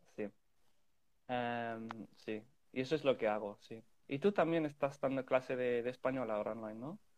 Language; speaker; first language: Spanish; non-native, fluent; English